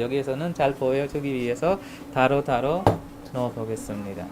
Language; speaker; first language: Korean; non-native, learner; Hungarian